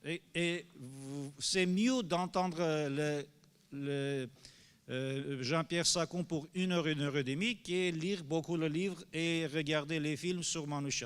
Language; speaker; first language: French; non-native, fluent; Armenian